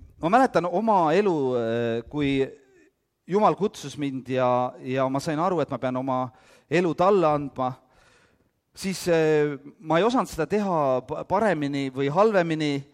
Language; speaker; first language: Estonian; early bilingual, heritage; Estonian